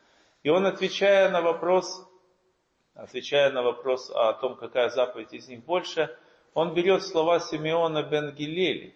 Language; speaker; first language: Russian; native; Russian